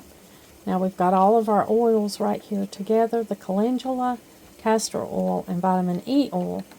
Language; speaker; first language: English; native; English